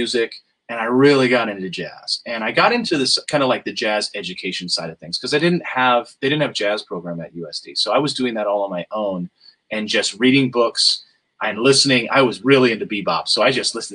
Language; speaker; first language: English; native; English